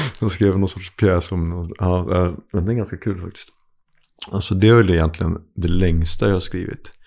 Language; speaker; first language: Swedish; native; Swedish